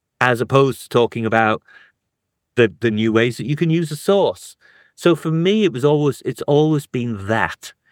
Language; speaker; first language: English; native; English